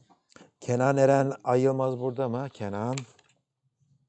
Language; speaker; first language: Turkish; native; Turkish